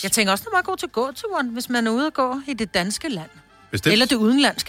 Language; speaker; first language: Danish; native; Danish